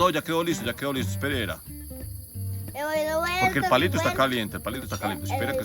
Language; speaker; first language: Spanish; native; Spanish